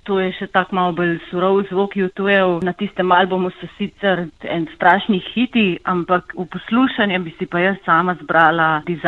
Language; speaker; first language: Slovenian; native; Slovenian